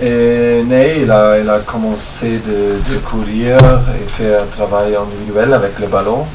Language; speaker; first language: French; non-native, learner; German